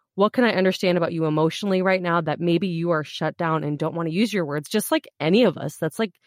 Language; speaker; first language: English; native; English